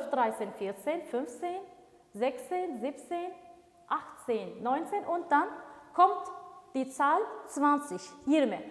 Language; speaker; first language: German; non-native, fluent; Turkish